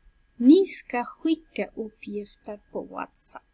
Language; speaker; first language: Swedish; non-native, fluent; Persian